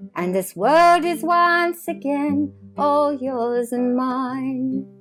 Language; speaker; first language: English; native; English